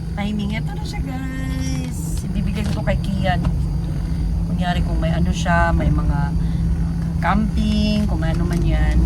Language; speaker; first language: Filipino; non-native, local second language; Cebuano